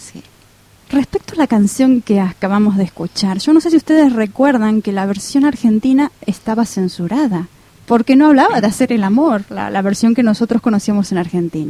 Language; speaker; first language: Spanish; native; Spanish